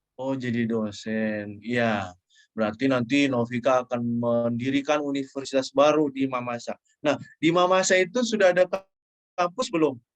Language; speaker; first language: Indonesian; native; Indonesian